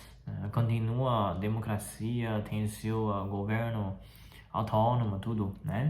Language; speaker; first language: Portuguese; non-native, fluent; Chinese